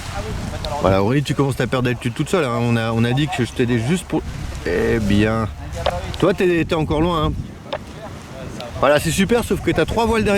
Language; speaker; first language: French; native; French